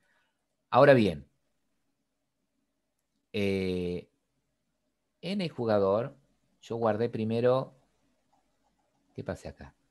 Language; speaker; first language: Spanish; native; Spanish